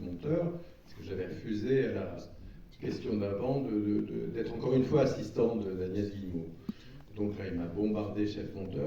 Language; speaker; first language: French; native; French